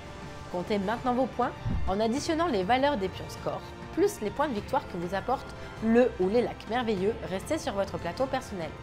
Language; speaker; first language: French; native; French